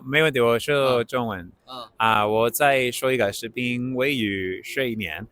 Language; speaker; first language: Chinese; non-native, learner; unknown